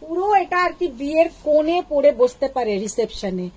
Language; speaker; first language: Hindi; non-native, local second language; Bangla